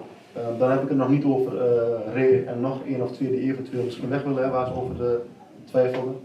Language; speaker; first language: Dutch; native; Dutch